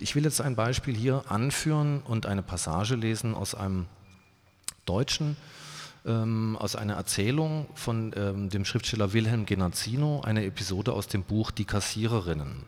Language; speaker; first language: German; native; German